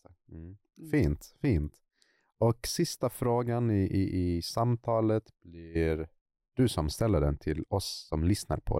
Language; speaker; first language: Swedish; non-native, fluent; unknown